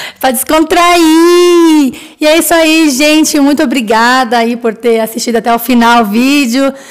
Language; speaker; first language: Portuguese; native; Portuguese